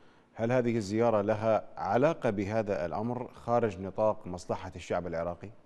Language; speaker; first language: Arabic; native; Arabic